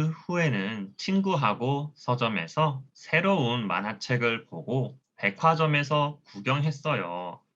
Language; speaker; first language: Korean; non-native, fluent; Thai